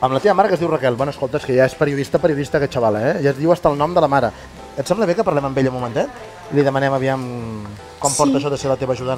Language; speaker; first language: Catalan; native; Catalan